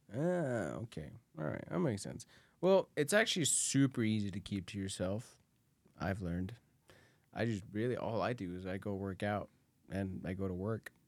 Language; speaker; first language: English; early bilingual, other home language; Spanish